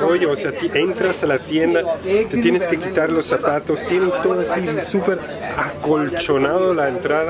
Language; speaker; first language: Spanish; native; Spanish